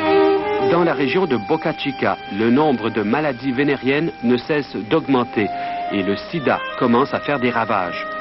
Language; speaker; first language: French; native; French